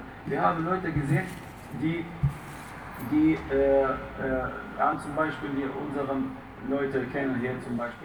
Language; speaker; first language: German; non-native, fluent; Arabic